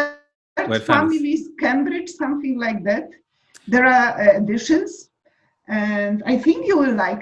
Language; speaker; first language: English; non-native, fluent; Polish